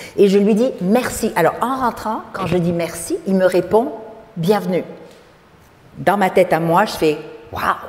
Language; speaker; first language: French; native; French